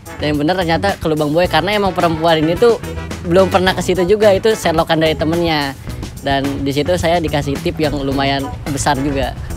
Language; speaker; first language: Indonesian; native; Indonesian